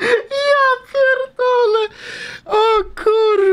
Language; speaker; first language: Polish; early bilingual, heritage; Polish